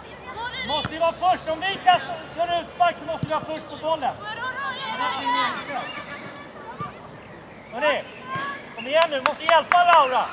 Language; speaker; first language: Swedish; native; Swedish